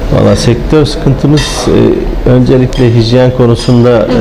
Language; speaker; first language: Turkish; native; Turkish